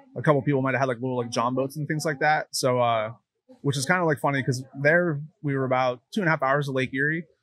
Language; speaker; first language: English; native; English